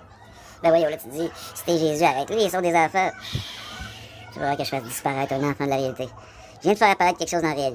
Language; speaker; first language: French; native; French